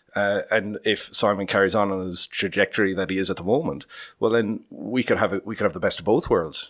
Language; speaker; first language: English; native; English